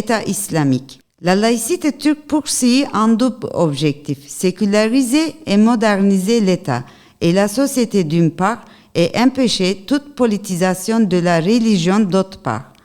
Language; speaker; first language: French; non-native, learner; Turkish